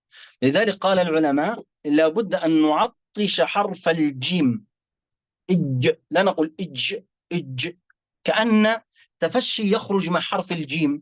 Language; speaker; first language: Arabic; native; Arabic